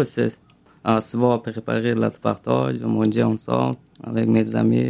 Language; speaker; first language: French; non-native, learner; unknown